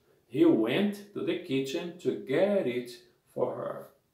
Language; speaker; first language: English; non-native, fluent; Portuguese